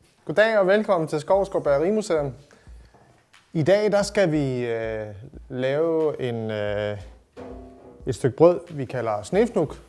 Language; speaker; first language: Danish; native; Danish